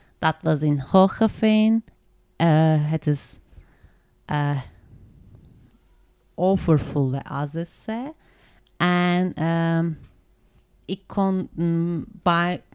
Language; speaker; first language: Dutch; non-native, learner; Turkish